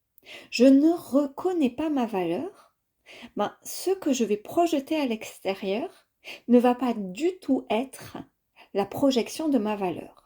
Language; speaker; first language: French; native; French